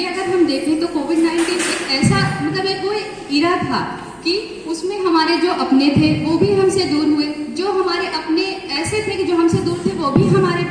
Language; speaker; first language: Hindi; native; Hindi